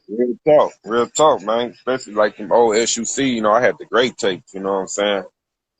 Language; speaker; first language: English; native; English